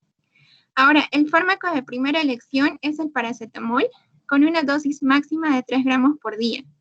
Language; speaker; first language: Spanish; native; Spanish